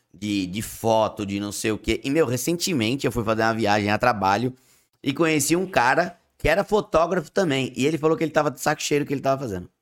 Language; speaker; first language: Portuguese; native; Portuguese